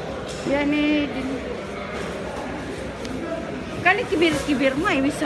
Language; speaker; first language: Arabic; non-native, learner; Filipino